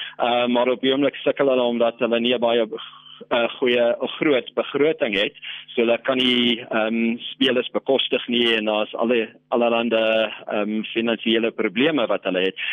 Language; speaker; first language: Afrikaans; non-native, local second language; English